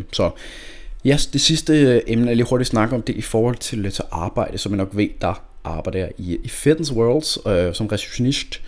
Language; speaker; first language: Danish; native; Danish